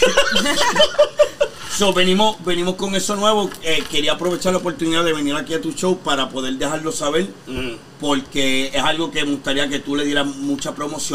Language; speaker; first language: Spanish; native; Spanish